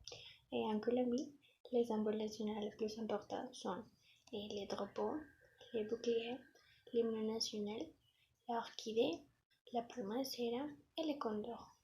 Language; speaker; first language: French; non-native, learner; Spanish